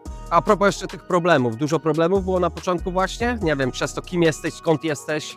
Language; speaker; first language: Polish; native; Polish